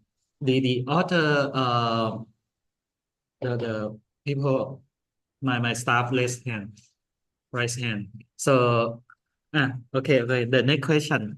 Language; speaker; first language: English; non-native, learner; Thai